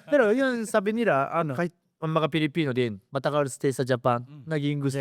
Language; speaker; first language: Filipino; non-native, learner; Japanese